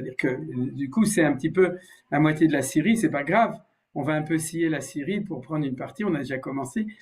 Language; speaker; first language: French; native; French